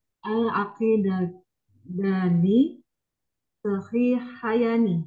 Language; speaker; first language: Arabic; non-native, learner; Indonesian